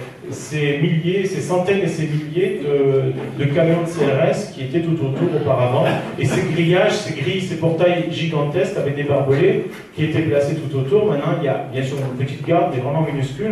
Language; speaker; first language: French; native; French